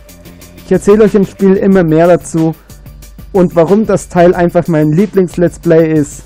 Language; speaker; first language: German; native; German